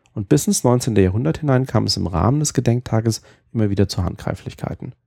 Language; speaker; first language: German; native; German